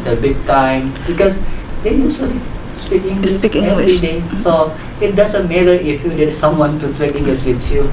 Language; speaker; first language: English; non-native, learner; Indonesian